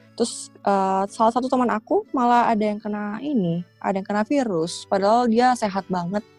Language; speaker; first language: Indonesian; native; Indonesian